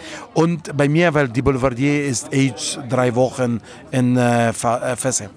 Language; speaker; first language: German; non-native, fluent; Italian